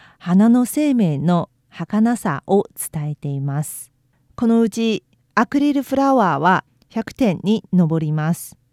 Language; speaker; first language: Japanese; non-native, fluent; Chinese